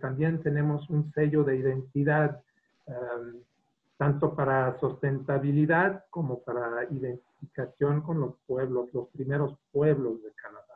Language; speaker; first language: Spanish; non-native, fluent; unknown